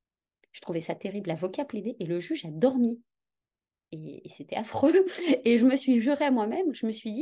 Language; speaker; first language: French; native; French